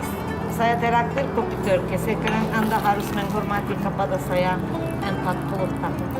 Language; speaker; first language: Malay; non-native, learner; Turkish